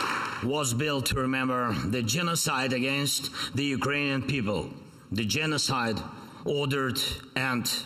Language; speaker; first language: English; non-native, fluent; Ukrainian